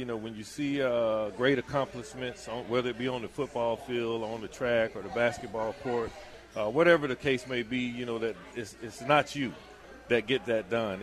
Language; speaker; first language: English; native; English